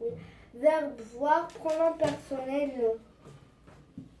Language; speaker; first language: French; non-native, learner; Arabic